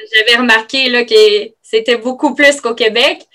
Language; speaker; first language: French; native; French